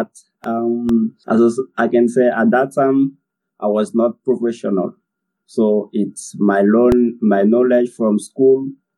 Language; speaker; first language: English; non-native, learner; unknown